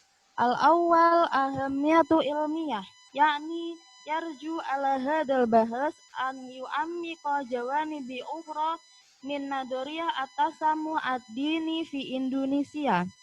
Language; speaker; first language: Arabic; non-native, learner; Indonesian